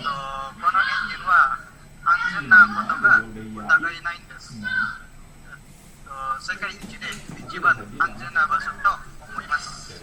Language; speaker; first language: Japanese; non-native, learner; Indonesian